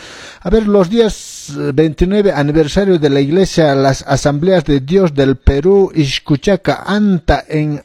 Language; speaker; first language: Spanish; non-native, local second language; Quechua